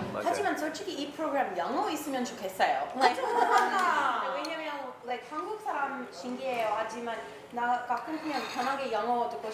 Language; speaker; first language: Korean; non-native, learner; English